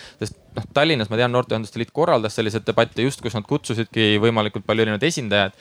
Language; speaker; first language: Estonian; native; Estonian